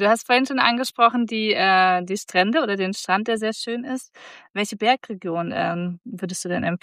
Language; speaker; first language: German; native; German